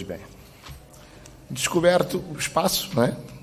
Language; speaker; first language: Portuguese; non-native, local second language; Kabuverdianu